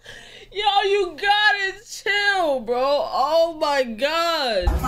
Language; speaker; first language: English; native; English